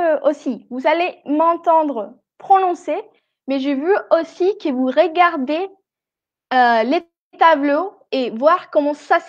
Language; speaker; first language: French; non-native, fluent; Spanish